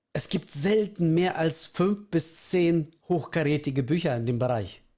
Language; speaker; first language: German; early bilingual, other home language; Russian